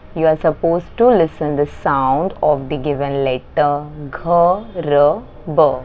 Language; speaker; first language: English; non-native, local second language; Marathi